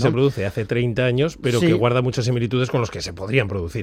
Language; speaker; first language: Spanish; native; Spanish